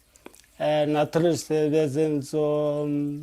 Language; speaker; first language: German; non-native, learner; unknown